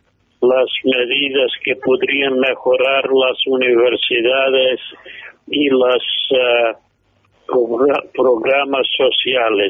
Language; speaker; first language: Spanish; non-native, fluent; English